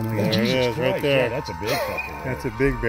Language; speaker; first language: English; native; English